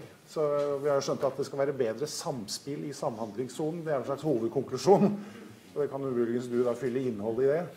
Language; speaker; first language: Norwegian; native; Norwegian